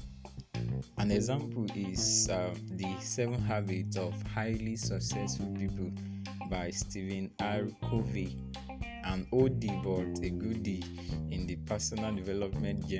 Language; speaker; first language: English; non-native, local second language; Yoruba